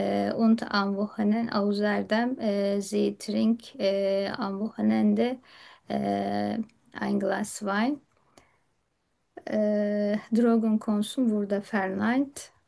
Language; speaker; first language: German; non-native, learner; Turkish